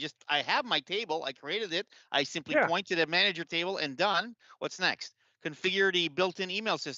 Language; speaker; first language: English; native; English